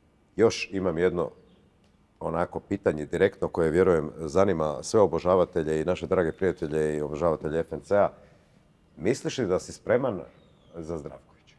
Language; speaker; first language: Croatian; native; Croatian